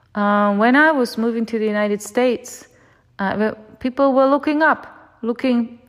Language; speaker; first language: English; non-native, fluent; German